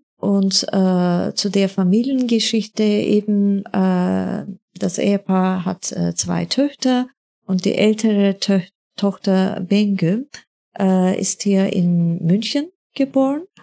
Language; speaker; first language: German; non-native, fluent; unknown